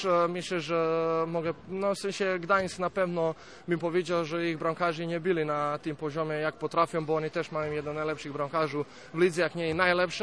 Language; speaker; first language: Polish; non-native, fluent; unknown